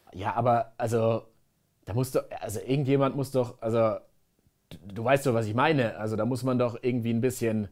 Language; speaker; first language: German; native; German